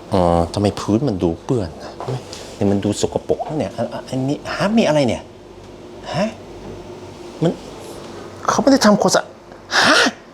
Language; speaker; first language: Thai; non-native, fluent; Norwegian